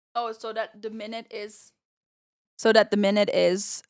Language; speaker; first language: English; non-native, fluent; Italian